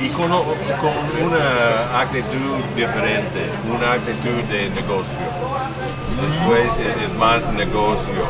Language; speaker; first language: Spanish; non-native, learner; English